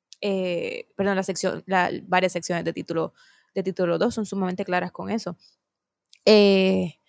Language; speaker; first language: Spanish; native; Spanish